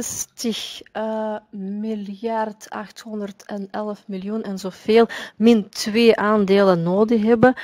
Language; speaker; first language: Dutch; non-native, fluent; Russian